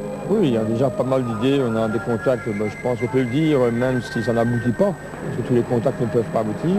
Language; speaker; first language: French; native; French